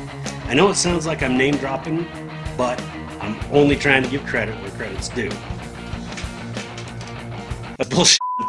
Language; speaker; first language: English; native; English